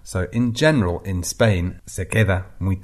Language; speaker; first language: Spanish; non-native, fluent; English